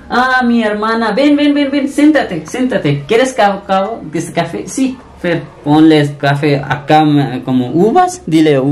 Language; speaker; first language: Spanish; non-native, learner; Punjabi